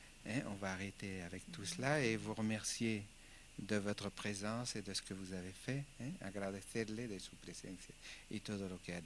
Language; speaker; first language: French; non-native, fluent; Spanish